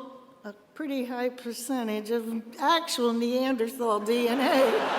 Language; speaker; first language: English; native; English